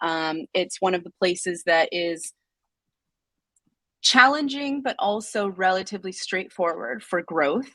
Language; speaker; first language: English; native; English